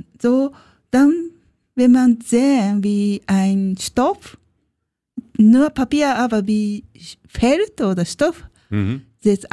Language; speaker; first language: German; non-native, learner; Japanese